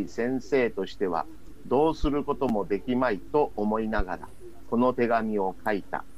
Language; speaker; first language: Japanese; non-native, learner; Chinese